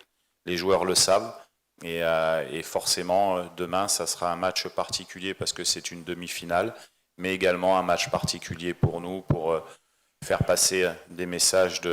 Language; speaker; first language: French; native; French